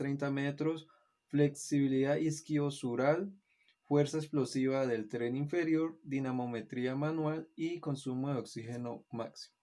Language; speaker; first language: Spanish; native; Spanish